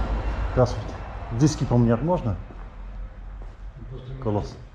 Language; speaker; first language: Russian; non-native, learner; English